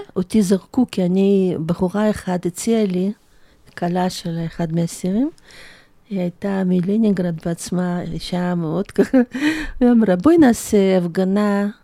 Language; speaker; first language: Hebrew; non-native, fluent; Russian